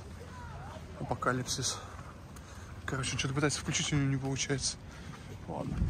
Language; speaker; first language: Russian; native; Russian